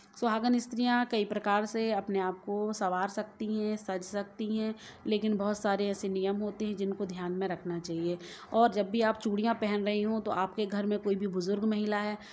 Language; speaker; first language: Hindi; native; Hindi